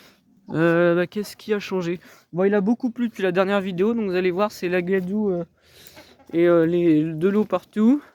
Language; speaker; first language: French; native; French